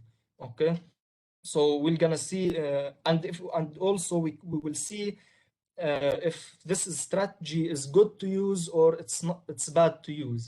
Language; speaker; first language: English; non-native, local second language; Arabic